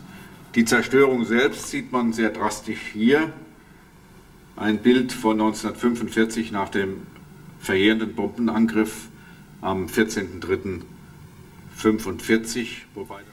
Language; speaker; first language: German; native; German